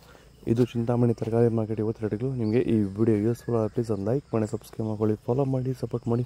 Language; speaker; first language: Kannada; native; Kannada